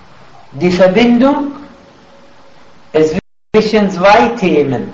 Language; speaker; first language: German; non-native, fluent; Arabic